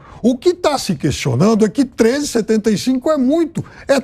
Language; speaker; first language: Portuguese; native; Portuguese